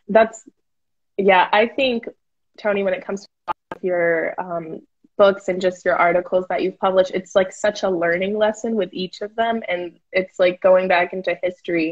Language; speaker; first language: English; native; English